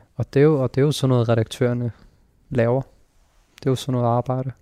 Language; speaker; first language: Danish; early bilingual, other home language; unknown